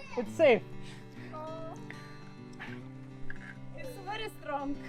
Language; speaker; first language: English; non-native, learner; Ukrainian